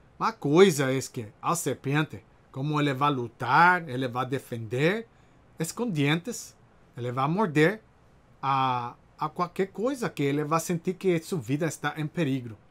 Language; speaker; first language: Portuguese; non-native, learner; Spanish